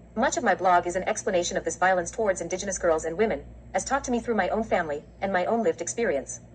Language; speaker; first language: English; native; English